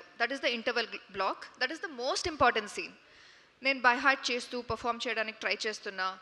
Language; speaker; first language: Telugu; non-native, learner; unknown